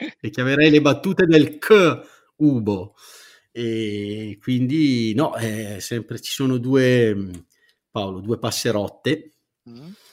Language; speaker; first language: Italian; native; Italian